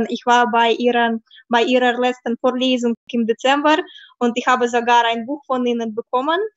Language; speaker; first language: German; non-native, fluent; Russian